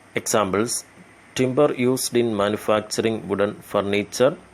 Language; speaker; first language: English; non-native, local second language; Malayalam